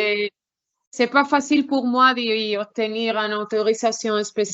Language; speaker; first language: French; non-native, learner; Spanish